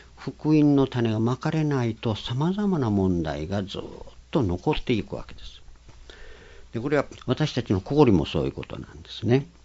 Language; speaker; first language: Japanese; native; Japanese